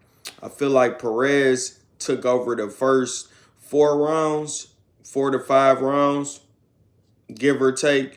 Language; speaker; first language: English; native; English